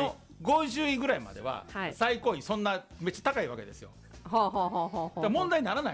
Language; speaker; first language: Japanese; native; Japanese